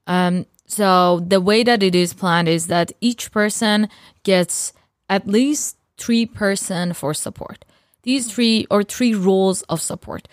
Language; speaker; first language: English; non-native, fluent; Persian